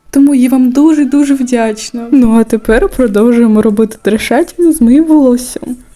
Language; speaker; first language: Ukrainian; native; Ukrainian